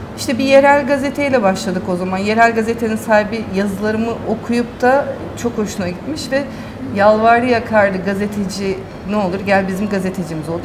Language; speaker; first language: Turkish; early bilingual, heritage; Turkish